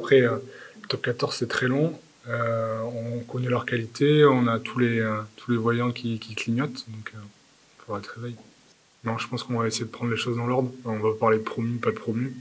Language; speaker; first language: French; native; French